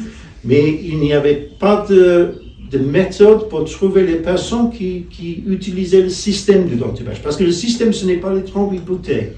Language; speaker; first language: French; non-native, fluent; English